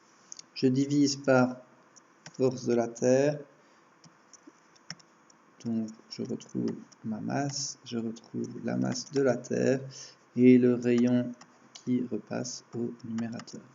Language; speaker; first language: French; native; French